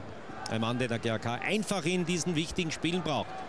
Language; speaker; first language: German; native; German